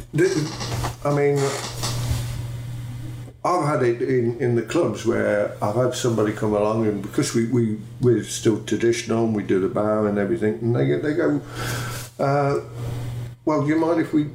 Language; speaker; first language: English; native; English